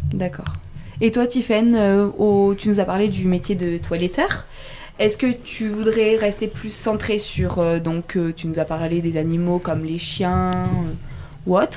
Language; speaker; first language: French; native; French